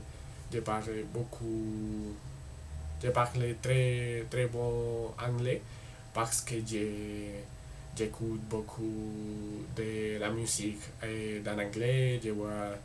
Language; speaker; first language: French; non-native, learner; Spanish